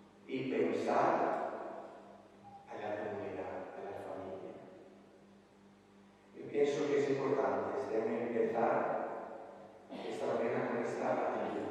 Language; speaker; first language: Spanish; non-native, fluent; Italian